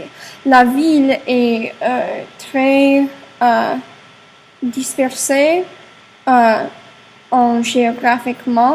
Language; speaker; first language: French; non-native, learner; English